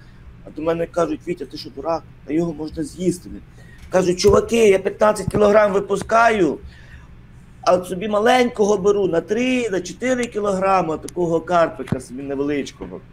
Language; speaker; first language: Ukrainian; native; Ukrainian